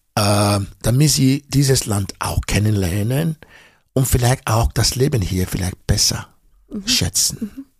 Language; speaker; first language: German; non-native, fluent; Bini